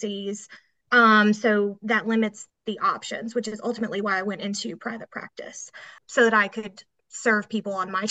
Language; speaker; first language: English; native; English